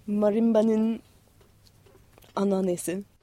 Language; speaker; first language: Turkish; non-native, fluent; English